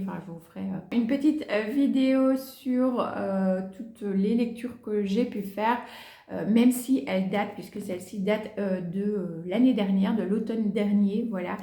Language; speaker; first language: French; native; French